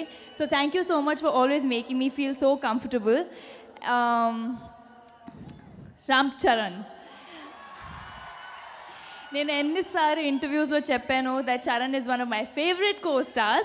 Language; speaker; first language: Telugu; non-native, learner; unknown